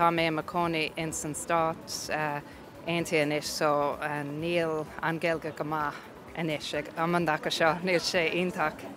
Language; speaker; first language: Irish; non-native, local second language; English